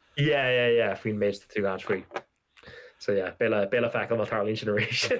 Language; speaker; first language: Irish; native; Irish